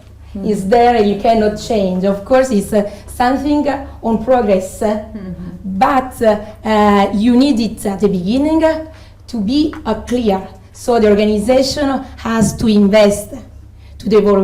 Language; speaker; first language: English; non-native, fluent; Italian